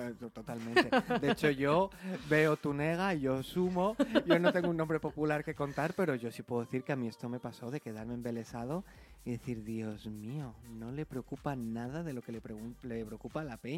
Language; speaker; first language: Spanish; native; Spanish